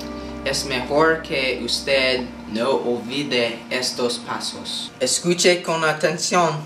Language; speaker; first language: Spanish; non-native, learner; English